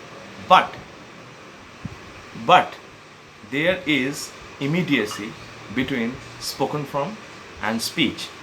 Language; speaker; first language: English; non-native, local second language; Bangla